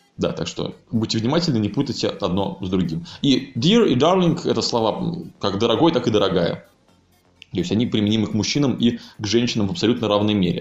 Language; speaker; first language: Russian; native; Russian